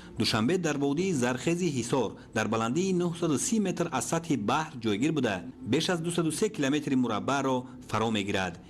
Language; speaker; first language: Tajik; native; Tajik